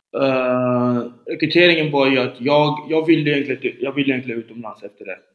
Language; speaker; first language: Swedish; early bilingual, other home language; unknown